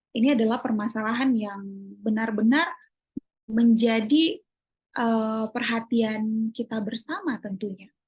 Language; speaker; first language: Indonesian; native; Indonesian